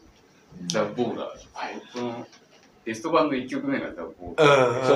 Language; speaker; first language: Japanese; native; Japanese